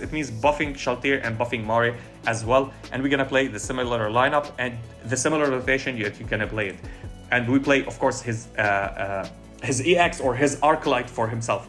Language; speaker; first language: English; non-native, fluent; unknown